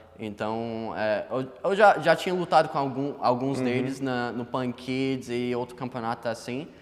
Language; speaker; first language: Portuguese; non-native, fluent; English